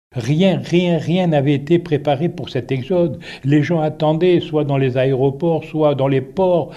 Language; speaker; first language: French; native; French